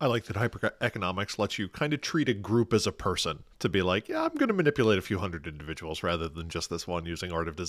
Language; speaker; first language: English; native; English